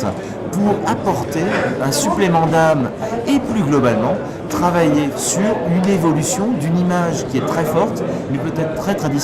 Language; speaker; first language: French; native; French